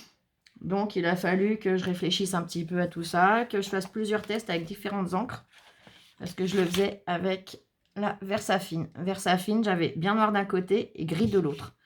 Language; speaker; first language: French; native; French